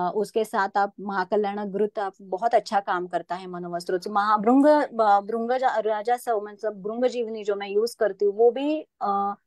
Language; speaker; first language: Hindi; non-native, local second language; Marathi